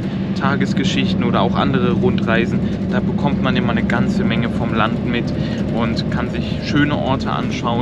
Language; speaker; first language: German; native; German